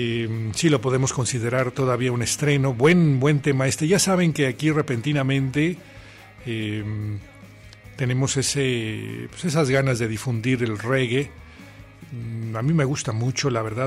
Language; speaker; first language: Spanish; native; Spanish